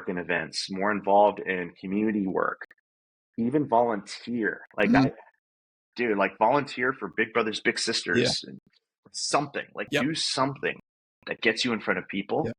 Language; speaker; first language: English; native; English